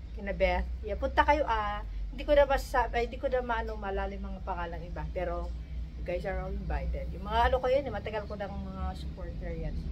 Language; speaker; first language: Filipino; non-native, local second language; Iloko